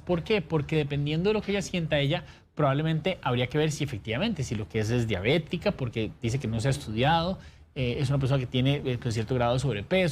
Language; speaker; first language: Spanish; native; Spanish